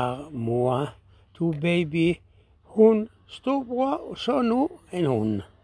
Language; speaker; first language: Danish; non-native, learner; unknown